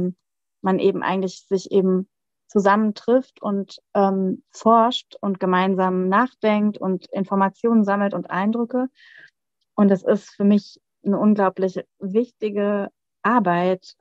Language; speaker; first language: German; native; German